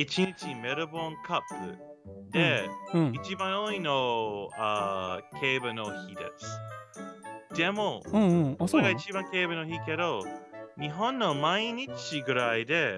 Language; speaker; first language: Japanese; non-native, learner; English